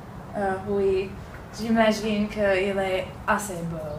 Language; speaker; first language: French; non-native, learner; English